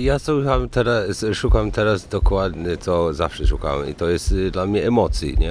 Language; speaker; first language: Polish; non-native, learner; English